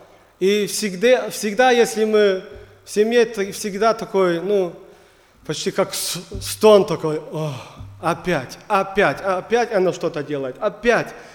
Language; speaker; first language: Russian; non-native, learner; German